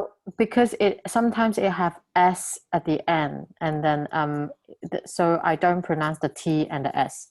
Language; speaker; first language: English; non-native, local second language; Cantonese